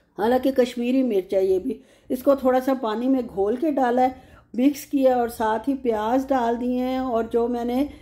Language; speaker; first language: Urdu; native; Urdu